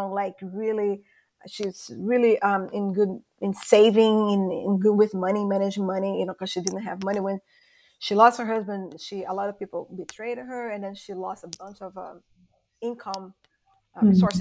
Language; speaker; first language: English; non-native, fluent; Portuguese